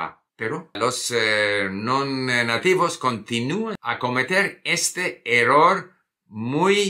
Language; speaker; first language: Spanish; non-native, fluent; English